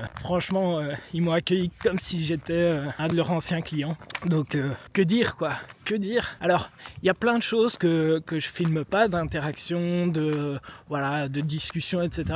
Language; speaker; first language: French; native; French